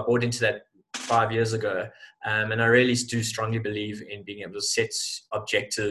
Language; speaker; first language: English; native; English